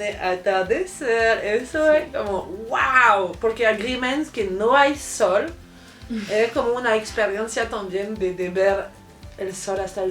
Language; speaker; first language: Spanish; non-native, fluent; French